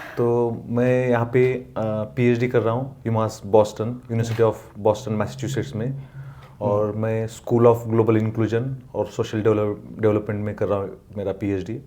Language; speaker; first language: Hindi; non-native, local second language; Marathi